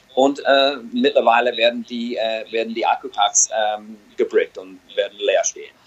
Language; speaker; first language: German; non-native, fluent; English